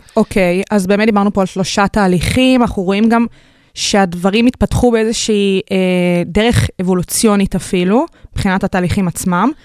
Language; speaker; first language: Hebrew; native; Hebrew